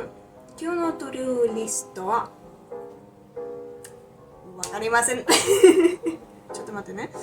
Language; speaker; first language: Japanese; non-native, learner; Spanish